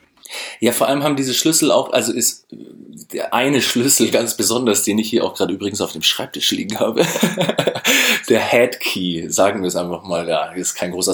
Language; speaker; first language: German; native; German